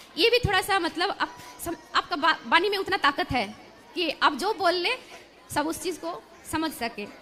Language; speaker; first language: Hindi; non-native, local second language; Bangla